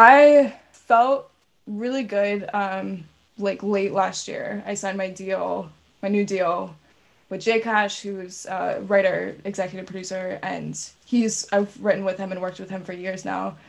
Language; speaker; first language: English; native; English